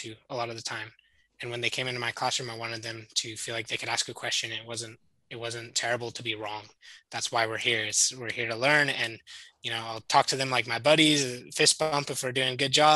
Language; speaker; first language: English; native; English